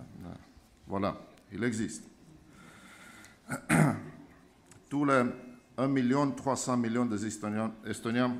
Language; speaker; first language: French; non-native, fluent; Estonian